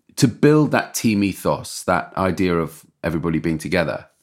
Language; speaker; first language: English; native; English